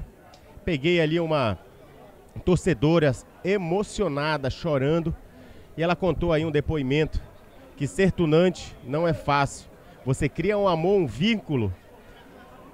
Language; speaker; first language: Portuguese; native; Portuguese